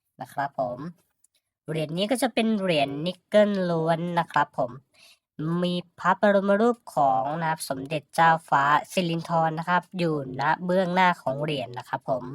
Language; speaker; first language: Thai; native; Thai